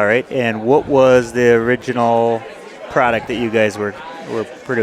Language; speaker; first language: English; native; English